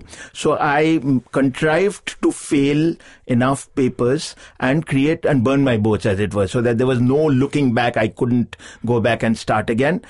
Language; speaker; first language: English; non-native, local second language; Bangla